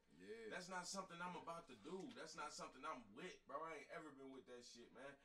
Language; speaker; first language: English; native; English